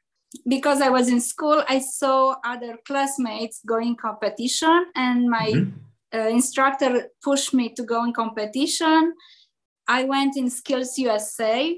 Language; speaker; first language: English; non-native, learner; Romanian